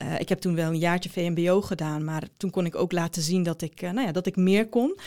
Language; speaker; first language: Dutch; early bilingual, other home language; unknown